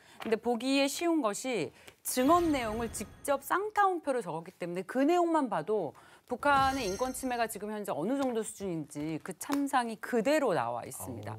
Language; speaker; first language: Korean; native; Korean